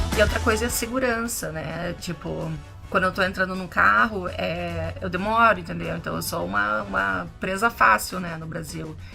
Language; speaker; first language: Portuguese; native; Portuguese